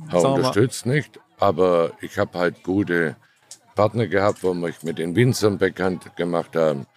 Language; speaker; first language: German; native; German